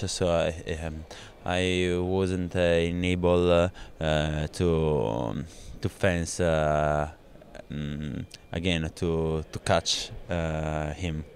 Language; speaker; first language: English; non-native, learner; Italian